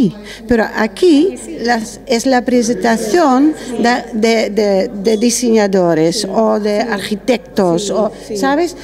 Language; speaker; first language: Spanish; non-native, learner; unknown